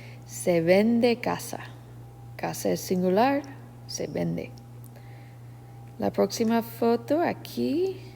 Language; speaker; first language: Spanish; non-native, fluent; English